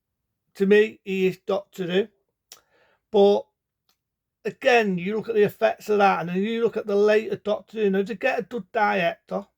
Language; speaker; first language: English; native; English